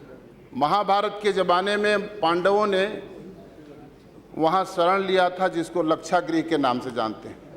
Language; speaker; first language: Hindi; native; Hindi